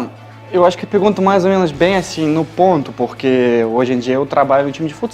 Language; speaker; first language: Portuguese; non-native, fluent; Russian